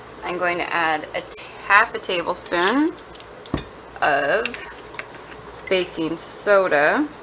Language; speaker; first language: English; native; English